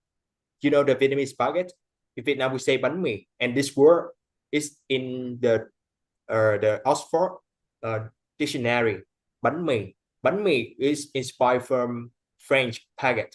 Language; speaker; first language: English; non-native, fluent; Vietnamese